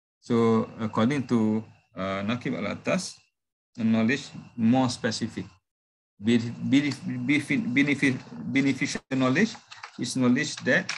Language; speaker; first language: English; non-native, local second language; Malay